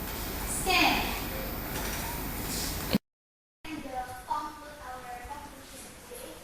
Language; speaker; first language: English; non-native, learner; Indonesian